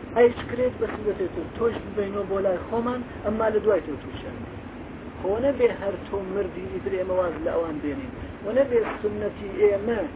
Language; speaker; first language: Central Kurdish; non-native, local second language; Gurani